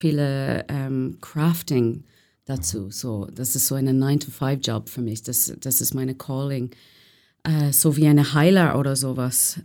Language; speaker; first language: German; non-native, learner; English